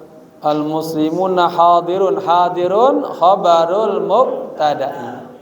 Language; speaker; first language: Arabic; non-native, fluent; Indonesian